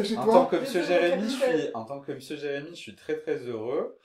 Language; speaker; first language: French; native; French